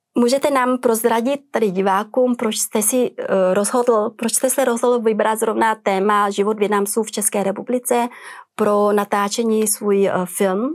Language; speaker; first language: Czech; non-native, fluent; Vietnamese